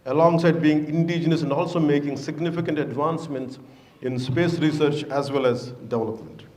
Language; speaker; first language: English; non-native, local second language; Telugu